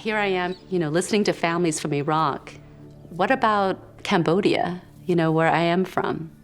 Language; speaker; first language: English; early bilingual, other home language; Khmer